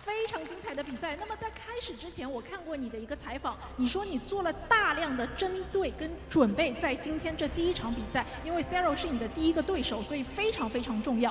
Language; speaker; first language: Chinese; native; Chinese